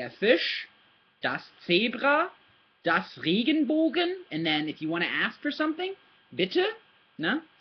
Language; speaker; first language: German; non-native, learner; English